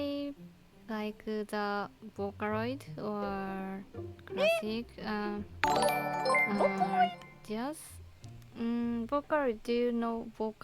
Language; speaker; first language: English; non-native, learner; Japanese